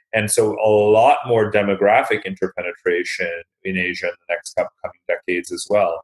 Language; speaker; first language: English; native; English